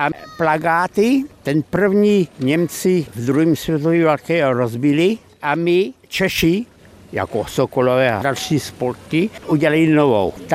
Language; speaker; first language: Czech; early bilingual, heritage; Czech